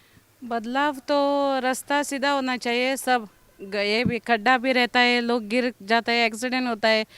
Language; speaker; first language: Hindi; non-native, local second language; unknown